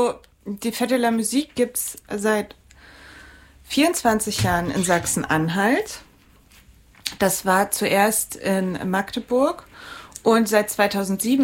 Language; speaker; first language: German; native; German